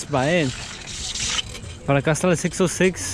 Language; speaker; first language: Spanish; early bilingual, heritage; Spanish